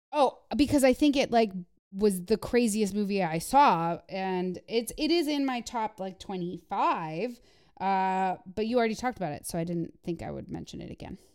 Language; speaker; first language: English; non-native, fluent; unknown